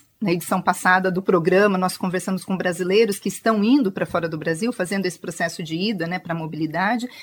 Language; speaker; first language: Portuguese; native; Portuguese